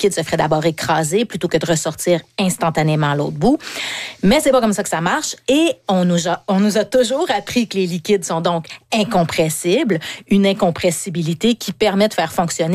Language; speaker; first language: French; native; French